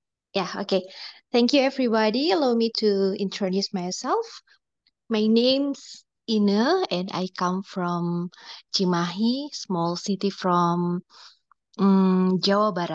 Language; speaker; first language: English; non-native, learner; Indonesian